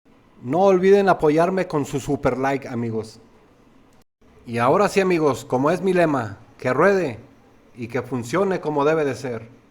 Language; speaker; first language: Spanish; native; Spanish